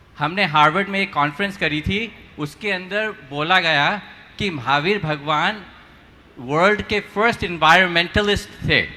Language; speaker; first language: Hindi; native; Hindi